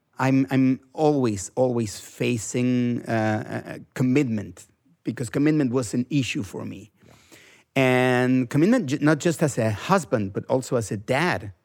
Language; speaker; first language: English; non-native, fluent; Spanish